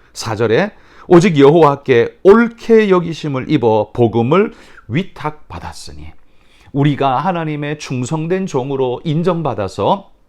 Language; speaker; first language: Korean; native; Korean